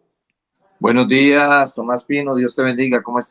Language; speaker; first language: Spanish; native; Spanish